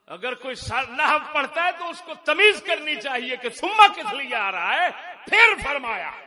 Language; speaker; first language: Urdu; non-native, local second language; Punjabi